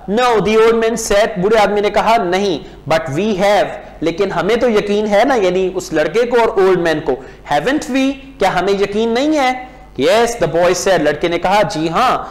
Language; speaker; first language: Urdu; non-native, local second language; Punjabi